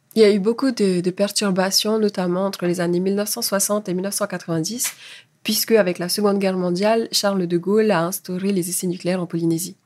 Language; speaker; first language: French; native; French